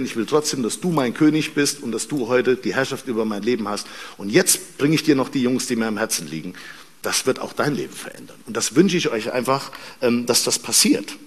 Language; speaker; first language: German; native; German